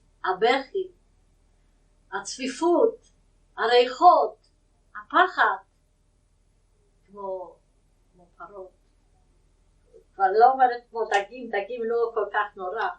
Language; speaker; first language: Hebrew; non-native, fluent; Yiddish